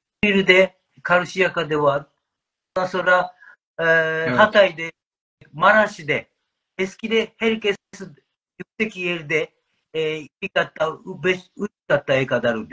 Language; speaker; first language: Turkish; non-native, learner; Japanese